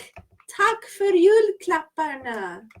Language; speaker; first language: Swedish; non-native, learner; English